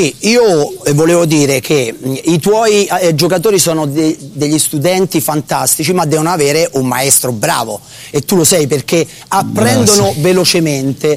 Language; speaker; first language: Italian; native; Italian